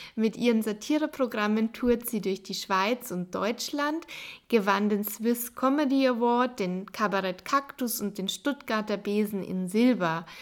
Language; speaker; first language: German; native; German